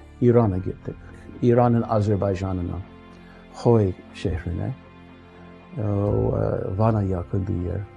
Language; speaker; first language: Turkish; non-native, fluent; English